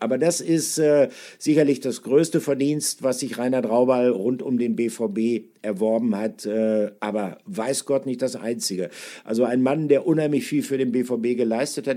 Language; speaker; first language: German; native; German